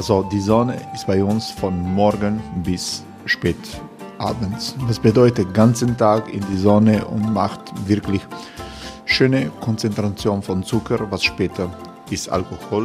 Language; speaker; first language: German; non-native, learner; Croatian